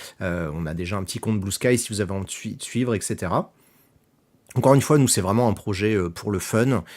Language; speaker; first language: French; native; French